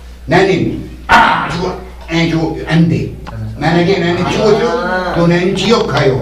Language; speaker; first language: Korean; non-native, learner; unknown